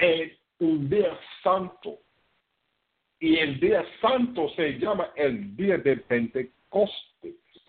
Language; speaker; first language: Spanish; non-native, fluent; English